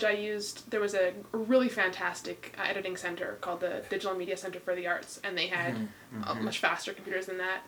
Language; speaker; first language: English; native; English